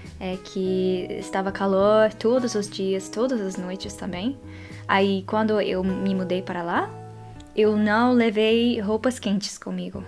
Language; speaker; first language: Portuguese; non-native, fluent; Dutch